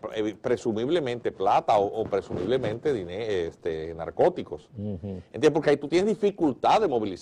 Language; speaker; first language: Spanish; native; Spanish